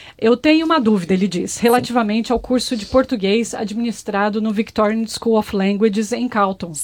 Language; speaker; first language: Portuguese; native; Portuguese